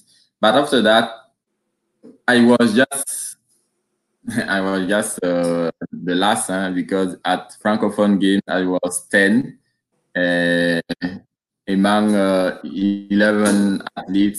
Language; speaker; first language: English; non-native, learner; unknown